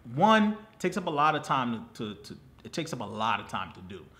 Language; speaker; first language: English; native; English